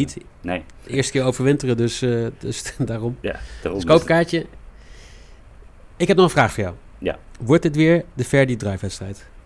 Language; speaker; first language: Dutch; native; Dutch